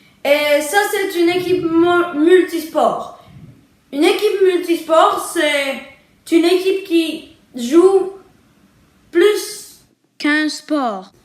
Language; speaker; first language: French; early bilingual, other home language; Czech